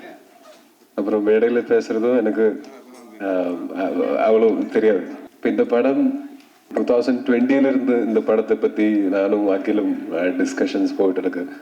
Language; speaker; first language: Tamil; non-native, learner; Malayalam